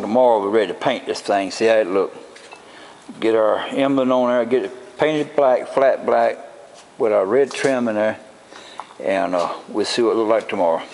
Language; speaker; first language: English; native; English